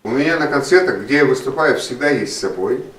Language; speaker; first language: Russian; non-native, learner; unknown